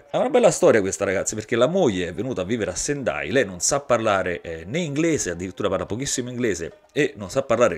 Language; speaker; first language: Italian; native; Italian